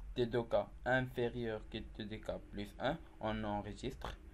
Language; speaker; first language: French; non-native, local second language; Arabic